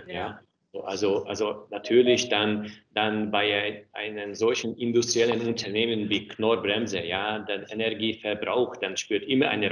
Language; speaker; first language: German; non-native, fluent; Hungarian